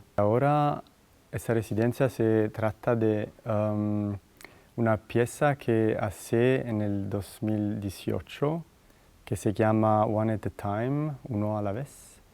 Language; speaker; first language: Spanish; non-native, fluent; Italian